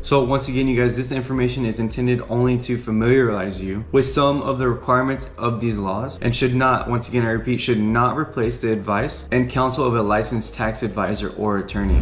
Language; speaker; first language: English; native; English